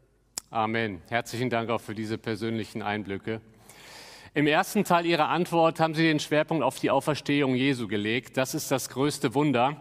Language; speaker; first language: German; native; German